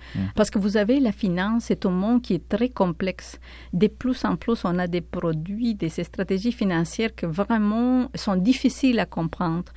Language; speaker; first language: French; non-native, fluent; Spanish